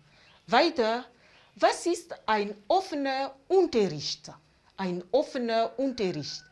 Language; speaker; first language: German; non-native, fluent; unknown